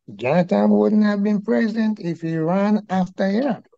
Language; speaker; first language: English; non-native, local second language; Igbo